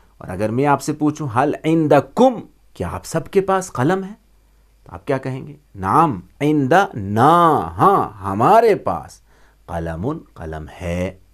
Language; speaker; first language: Urdu; native; Urdu